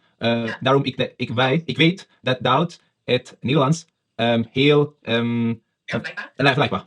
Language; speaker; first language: Dutch; non-native, learner; Spanish